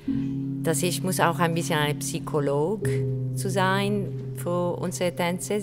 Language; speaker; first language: German; non-native, fluent; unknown